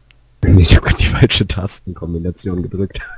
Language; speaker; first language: German; native; German